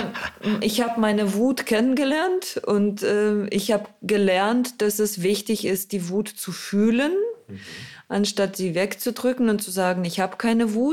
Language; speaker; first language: German; non-native, fluent; Russian